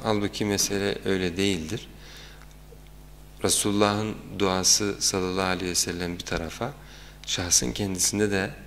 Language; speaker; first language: Turkish; native; Turkish